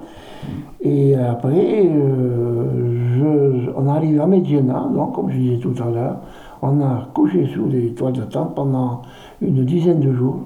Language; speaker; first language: French; native; French